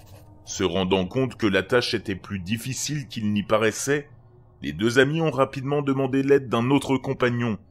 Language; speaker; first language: French; native; French